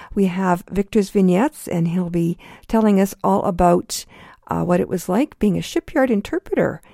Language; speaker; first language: English; early bilingual, other home language; Ukrainian